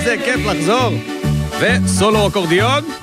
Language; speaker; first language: Hebrew; native; Hebrew